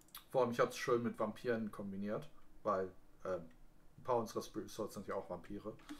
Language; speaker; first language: German; native; German